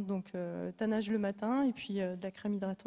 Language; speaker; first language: French; native; French